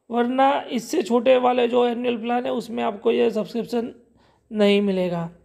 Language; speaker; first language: Hindi; non-native, local second language; Gujarati